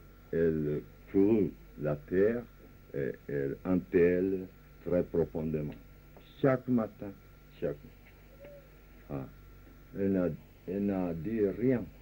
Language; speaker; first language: French; non-native, fluent; Japanese